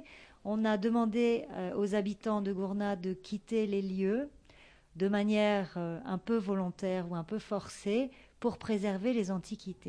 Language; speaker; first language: French; native; French